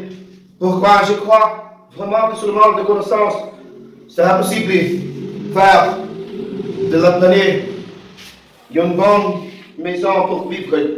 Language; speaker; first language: French; non-native, learner; Portuguese